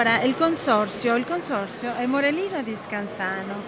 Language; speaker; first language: Italian; non-native, learner; French